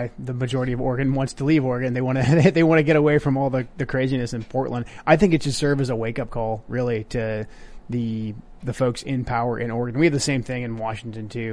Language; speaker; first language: English; native; English